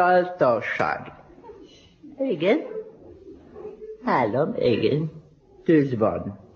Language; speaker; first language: Hungarian; non-native, learner; Russian